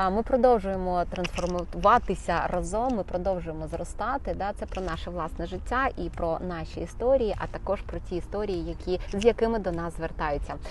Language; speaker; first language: Ukrainian; non-native, local second language; Russian